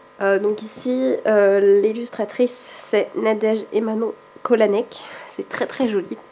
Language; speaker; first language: French; native; French